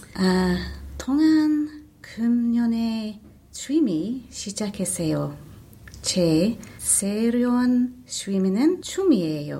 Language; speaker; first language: Korean; non-native, learner; English